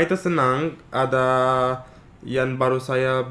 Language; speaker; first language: Indonesian; non-native, fluent; Arabic